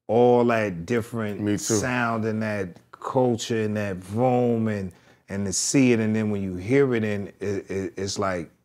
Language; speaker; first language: English; native; English